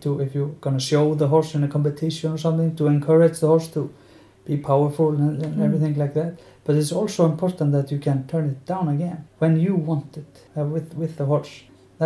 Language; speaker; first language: English; non-native, fluent; Icelandic